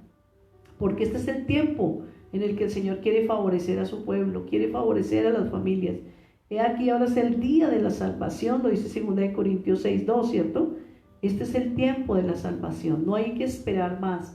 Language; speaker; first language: Spanish; native; Spanish